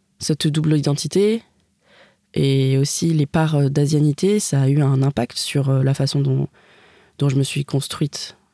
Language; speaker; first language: French; native; French